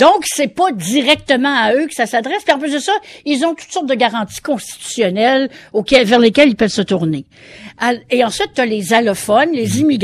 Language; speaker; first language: French; native; French